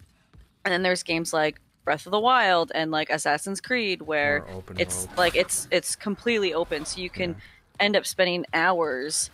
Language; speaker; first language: English; native; English